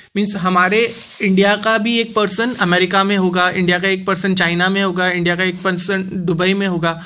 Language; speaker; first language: Hindi; non-native, local second language; Gujarati